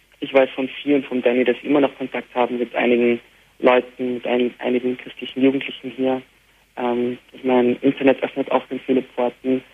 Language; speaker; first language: German; early bilingual, heritage; Arabic